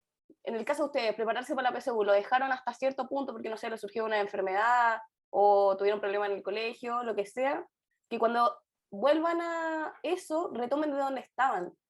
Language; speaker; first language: Spanish; native; Spanish